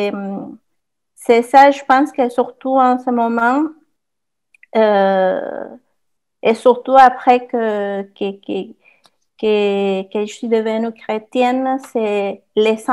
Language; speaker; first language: French; non-native, fluent; Spanish